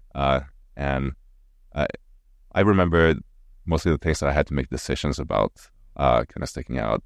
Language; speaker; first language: English; non-native, fluent; Norwegian